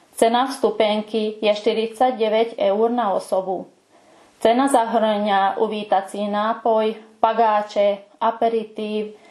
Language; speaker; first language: Slovak; non-native, local second language; Hungarian